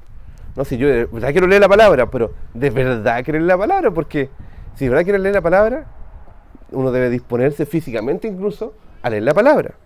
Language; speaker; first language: Spanish; native; Spanish